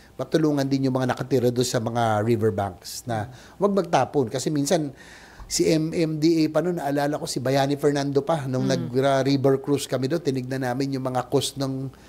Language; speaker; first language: Filipino; native; Filipino